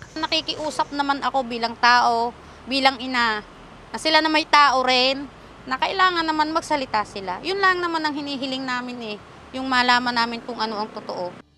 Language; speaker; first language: Filipino; native; Filipino